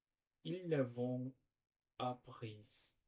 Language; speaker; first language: French; non-native, learner; Portuguese